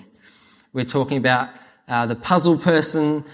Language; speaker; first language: English; native; English